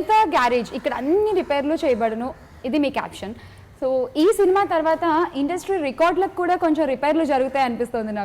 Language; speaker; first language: Telugu; native; Telugu